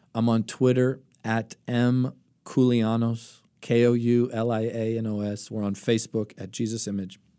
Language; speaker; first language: English; early bilingual, other home language; Greek